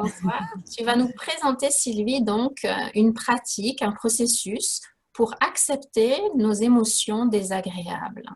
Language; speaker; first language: French; native; French